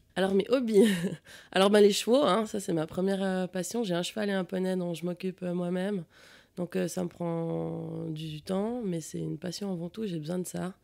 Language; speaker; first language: French; native; French